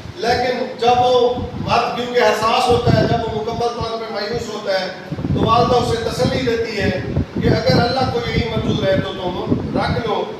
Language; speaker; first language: Urdu; non-native, local second language; Saraiki